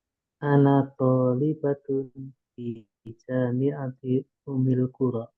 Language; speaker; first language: Arabic; non-native, learner; Indonesian